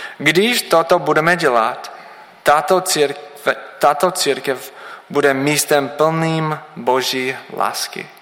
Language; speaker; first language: Czech; non-native, learner; English